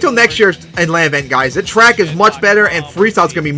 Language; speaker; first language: English; native; English